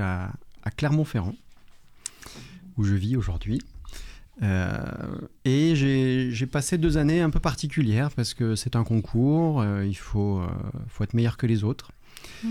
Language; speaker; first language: French; native; French